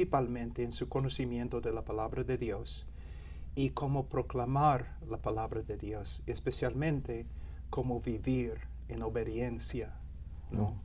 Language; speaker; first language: Spanish; non-native, fluent; English